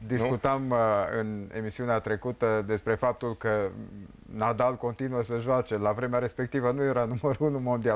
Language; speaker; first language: Romanian; native; Romanian